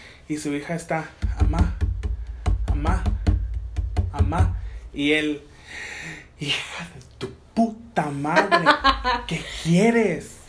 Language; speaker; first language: Spanish; early bilingual, heritage; Spanish